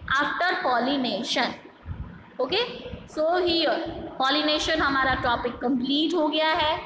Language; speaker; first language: Hindi; non-native, local second language; Gujarati